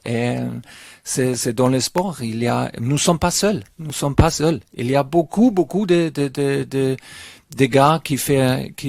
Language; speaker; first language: French; non-native, learner; German